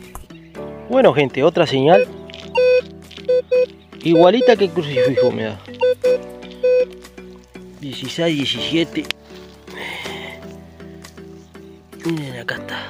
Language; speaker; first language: Spanish; native; Spanish